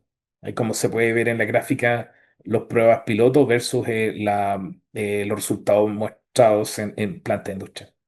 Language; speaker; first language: Spanish; native; Spanish